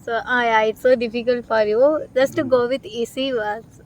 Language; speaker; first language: English; non-native, local second language; Tamil